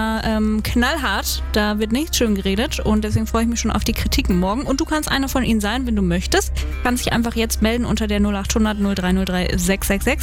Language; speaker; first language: German; native; German